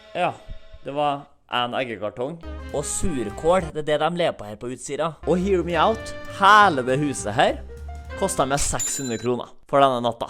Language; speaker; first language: Norwegian; native; Norwegian